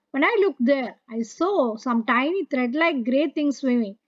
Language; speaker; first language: English; non-native, local second language; Malayalam